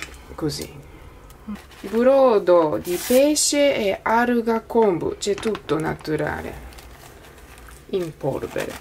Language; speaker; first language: Italian; non-native, learner; Japanese